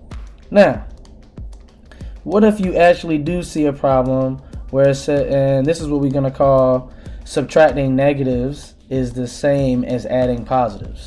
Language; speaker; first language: English; native; English